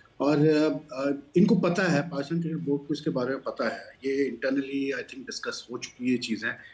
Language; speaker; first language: Urdu; non-native, local second language; Punjabi